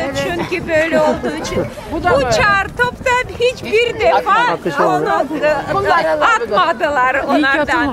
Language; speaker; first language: Turkish; non-native, fluent; Russian